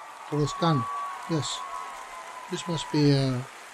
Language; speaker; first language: English; non-native, fluent; Spanish